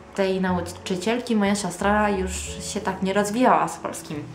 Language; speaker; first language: Polish; early bilingual, other home language; Italian